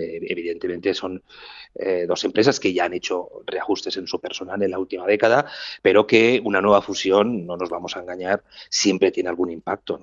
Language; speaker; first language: Spanish; native; Spanish